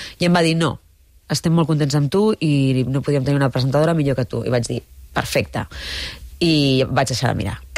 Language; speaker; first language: Catalan; non-native, local second language; Spanish